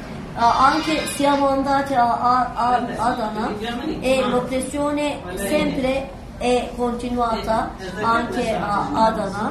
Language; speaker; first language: Italian; non-native, learner; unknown